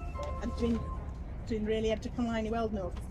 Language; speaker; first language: Welsh; non-native, learner; English